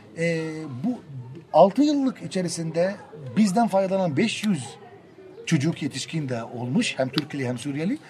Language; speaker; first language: Turkish; non-native, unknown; Arabic